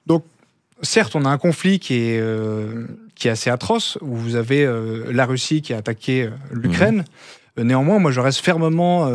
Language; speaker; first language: French; native; French